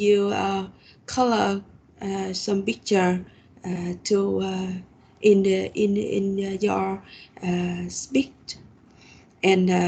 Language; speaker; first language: English; non-native, learner; Vietnamese